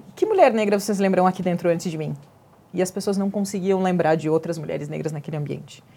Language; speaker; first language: Portuguese; native; Portuguese